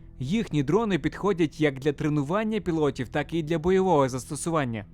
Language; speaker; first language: Ukrainian; native; Ukrainian